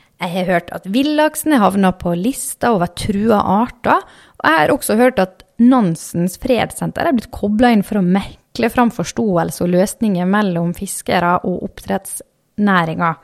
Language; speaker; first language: Norwegian; native; Norwegian